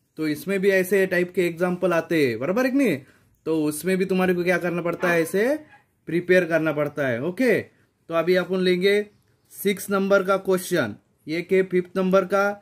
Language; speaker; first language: Hindi; non-native, local second language; Marathi